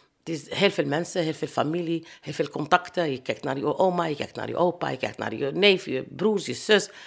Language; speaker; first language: Dutch; non-native, fluent; Arabic